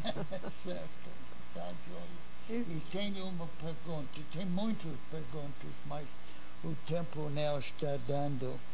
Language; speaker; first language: Portuguese; non-native, fluent; English